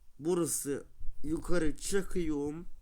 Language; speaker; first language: Turkish; non-native, learner; Russian